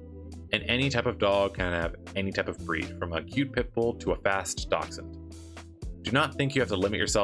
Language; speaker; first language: English; native; English